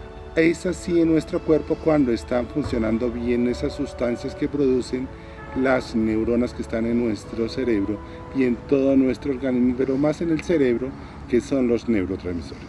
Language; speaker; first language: Spanish; native; Spanish